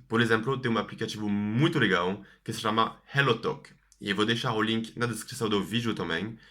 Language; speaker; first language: Portuguese; non-native, fluent; French